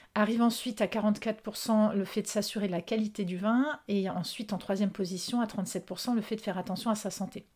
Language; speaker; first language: French; native; French